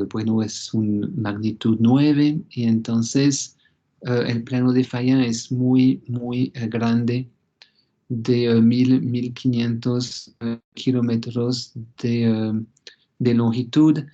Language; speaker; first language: Spanish; non-native, fluent; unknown